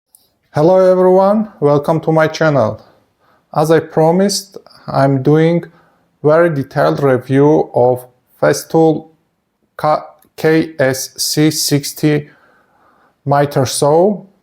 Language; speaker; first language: English; non-native, fluent; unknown